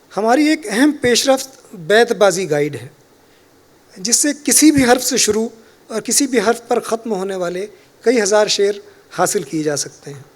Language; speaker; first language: Urdu; native; Urdu